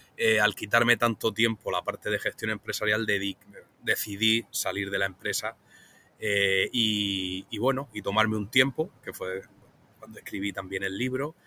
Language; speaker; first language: Spanish; native; Spanish